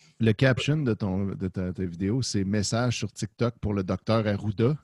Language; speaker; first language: French; native; French